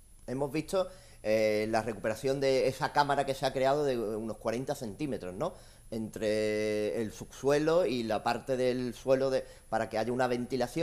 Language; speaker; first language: Spanish; native; Spanish